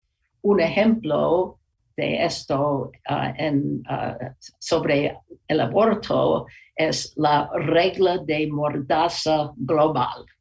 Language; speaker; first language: Spanish; non-native, learner; English